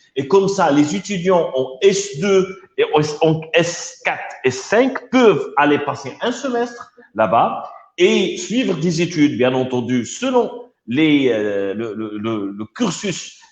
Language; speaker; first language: French; non-native, local second language; Arabic